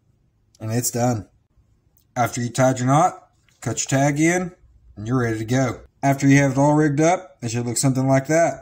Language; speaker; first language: English; native; English